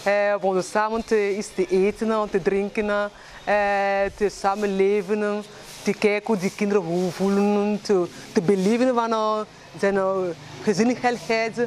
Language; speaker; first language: Dutch; non-native, learner; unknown